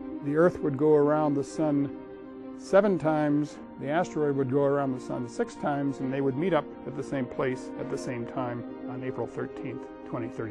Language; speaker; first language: English; native; English